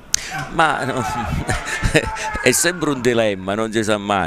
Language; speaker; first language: Italian; native; Italian